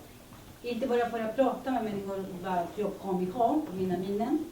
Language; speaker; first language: Swedish; early bilingual, other home language; Spanish